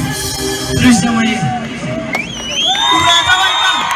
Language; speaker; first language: Russian; non-native, fluent; Lezghian